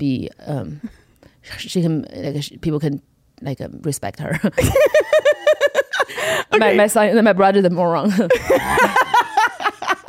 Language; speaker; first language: English; non-native, fluent; Chinese